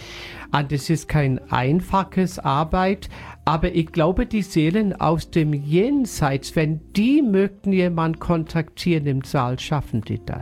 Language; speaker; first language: German; non-native, fluent; English